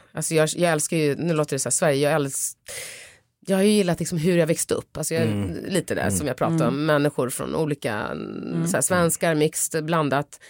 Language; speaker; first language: Swedish; early bilingual, other home language; Tigrinya